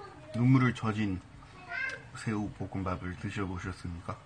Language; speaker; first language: Korean; non-native, fluent; English